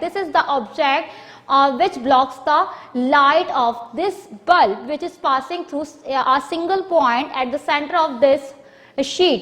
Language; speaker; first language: English; non-native, local second language; Urdu